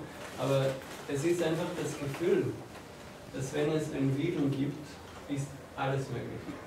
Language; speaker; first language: German; non-native, fluent; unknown